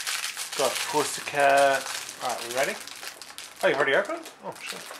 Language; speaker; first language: English; native; English